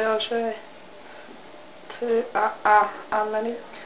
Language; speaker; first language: French; non-native, learner; English